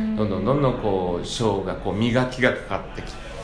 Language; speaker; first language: Japanese; native; Japanese